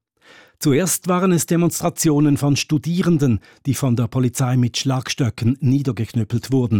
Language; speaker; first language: German; native; German